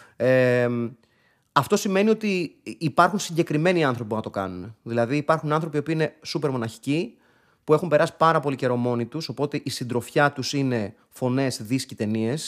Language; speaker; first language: Greek; native; Greek